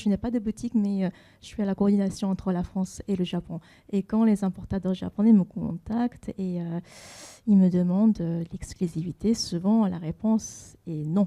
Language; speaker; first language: French; non-native, fluent; Japanese